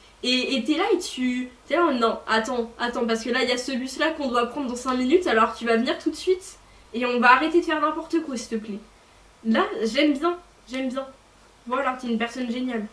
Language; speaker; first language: French; native; French